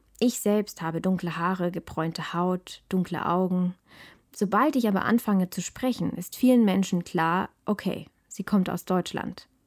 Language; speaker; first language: German; early bilingual, other home language; Malayalam